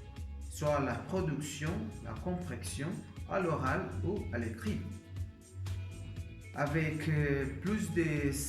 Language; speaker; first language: French; non-native, learner; Spanish